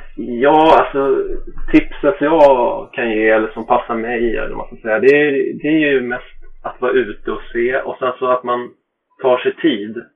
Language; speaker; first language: Swedish; native; Swedish